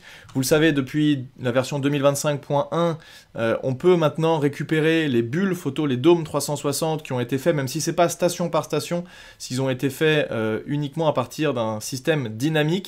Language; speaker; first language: French; native; French